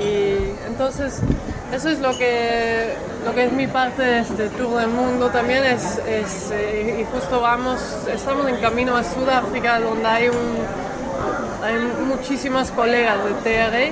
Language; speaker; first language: Spanish; non-native, fluent; Dutch